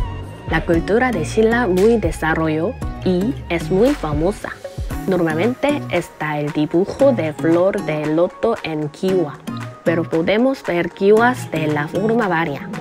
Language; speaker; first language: Spanish; non-native, learner; Korean